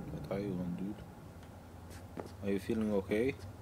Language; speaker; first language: English; non-native, fluent; Lithuanian